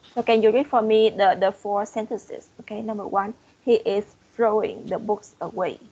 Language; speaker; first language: English; non-native, fluent; Vietnamese